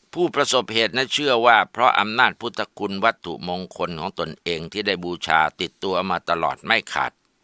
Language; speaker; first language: Thai; native; Thai